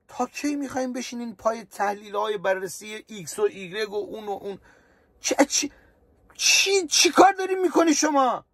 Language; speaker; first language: Persian; native; Persian